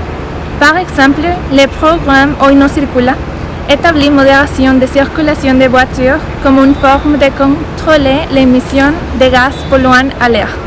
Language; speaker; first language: French; non-native, learner; Spanish